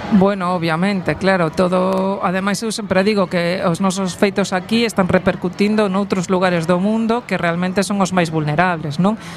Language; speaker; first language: Galician; non-native, local second language; Spanish